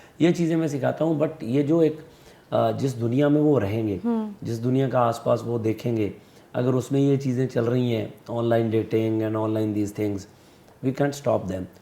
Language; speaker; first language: Hindi; non-native, local second language; Punjabi